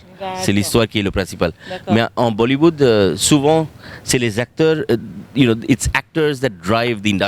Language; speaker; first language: French; non-native, fluent; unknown